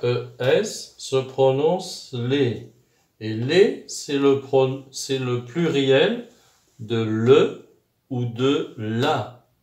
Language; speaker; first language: French; non-native, local second language; Arabic